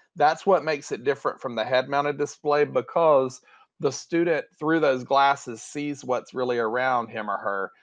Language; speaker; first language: English; native; English